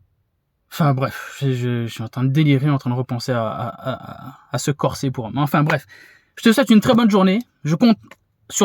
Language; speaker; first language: French; native; French